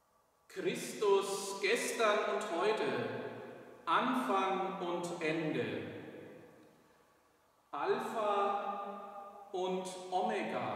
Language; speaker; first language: German; native; German